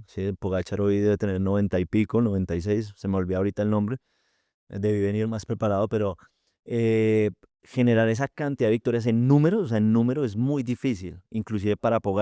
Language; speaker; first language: Spanish; native; Spanish